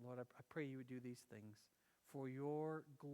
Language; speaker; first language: English; native; English